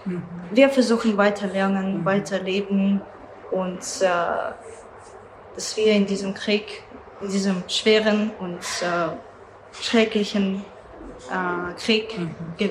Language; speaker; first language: German; non-native, learner; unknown